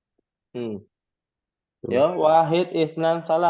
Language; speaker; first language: Arabic; non-native, fluent; Indonesian